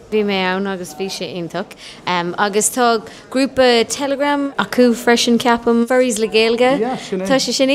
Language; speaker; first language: Irish; non-native, local second language; English